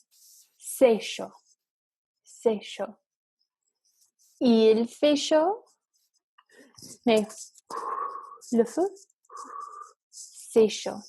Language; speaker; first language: French; non-native, fluent; English